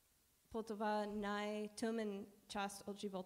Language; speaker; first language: Bulgarian; non-native, learner; English